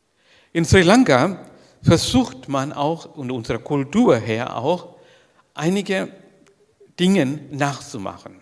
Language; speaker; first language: German; non-native, learner; Sinhala